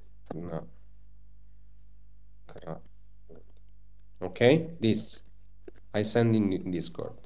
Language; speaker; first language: English; non-native, learner; Italian